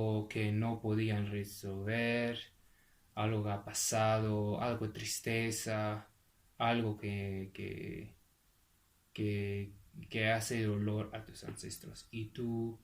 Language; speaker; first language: Spanish; non-native, fluent; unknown